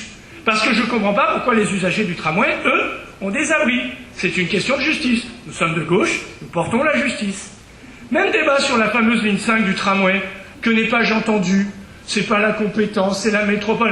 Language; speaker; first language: French; native; French